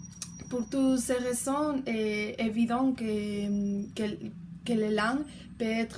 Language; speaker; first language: French; non-native, learner; Spanish